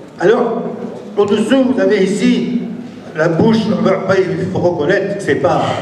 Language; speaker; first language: French; native; French